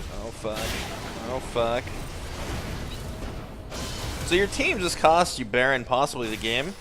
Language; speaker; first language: English; native; English